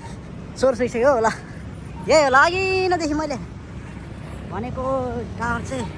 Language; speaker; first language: Nepali; native; Nepali